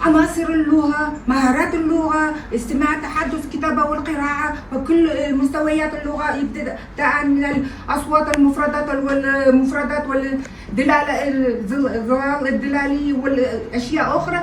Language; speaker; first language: Arabic; non-native, fluent; Kazakh